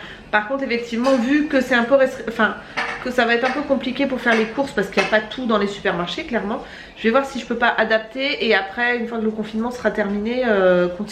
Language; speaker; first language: French; native; French